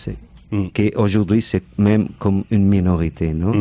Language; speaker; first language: French; non-native, fluent; Catalan